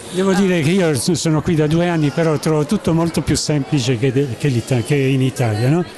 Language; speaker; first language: Italian; native; Italian